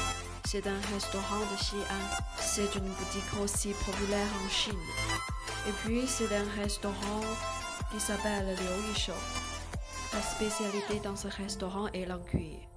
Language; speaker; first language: French; non-native, learner; Chinese